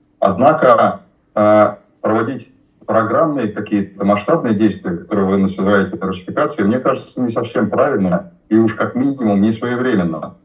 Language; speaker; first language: Russian; native; Russian